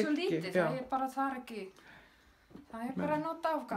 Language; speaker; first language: Icelandic; non-native, learner; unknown